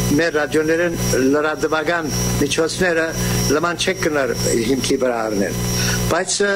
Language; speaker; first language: Armenian; early bilingual, heritage; Armenian